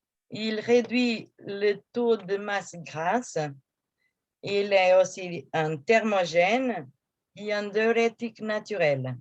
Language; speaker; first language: French; non-native, fluent; Portuguese